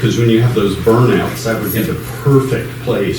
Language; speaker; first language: English; native; English